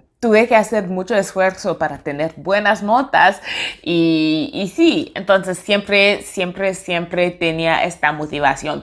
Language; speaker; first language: Spanish; non-native, fluent; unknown